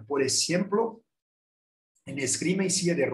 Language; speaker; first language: Spanish; non-native, learner; Portuguese